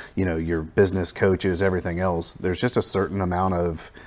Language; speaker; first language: English; native; English